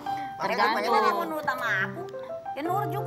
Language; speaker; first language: Indonesian; native; Indonesian